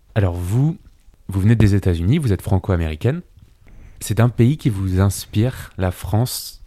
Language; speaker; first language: French; native; French